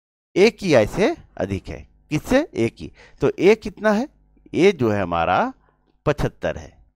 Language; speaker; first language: Hindi; native; Hindi